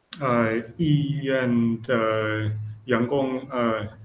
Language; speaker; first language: Chinese; non-native, learner; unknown